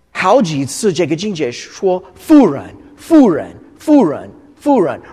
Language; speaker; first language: Chinese; non-native, fluent; English